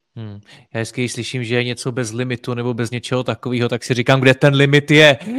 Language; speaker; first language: Czech; native; Czech